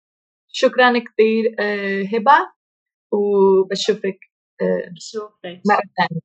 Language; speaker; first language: Arabic; non-native, learner; Spanish